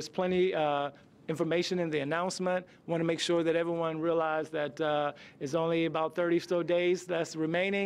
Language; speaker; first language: English; native; English